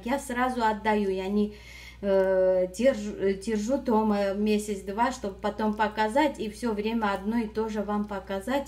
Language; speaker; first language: Russian; non-native, fluent; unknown